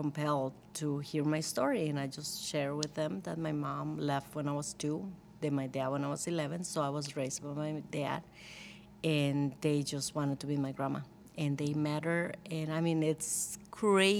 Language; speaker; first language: English; non-native, fluent; Spanish